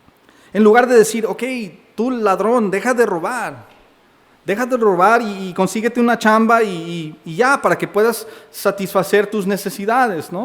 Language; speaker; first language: Spanish; native; Spanish